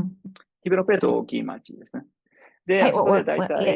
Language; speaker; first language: Japanese; non-native, fluent; English